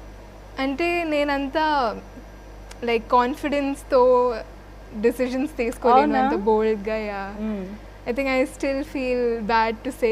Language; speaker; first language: Telugu; non-native, fluent; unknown